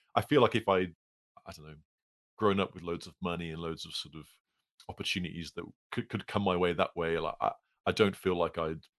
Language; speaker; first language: English; native; English